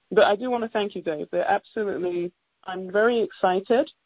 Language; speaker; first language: English; native; English